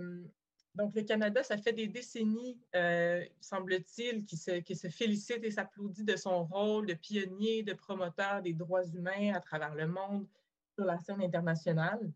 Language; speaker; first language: French; native; French